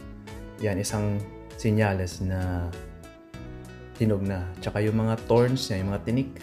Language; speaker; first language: Filipino; native; Filipino